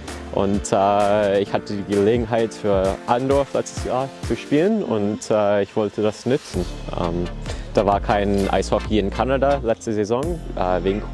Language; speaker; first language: German; early bilingual, heritage; German